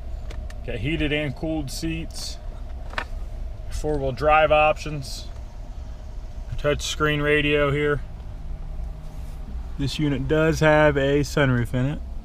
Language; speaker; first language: English; native; English